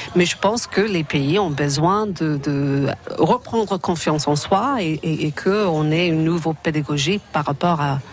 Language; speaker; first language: French; non-native, fluent; English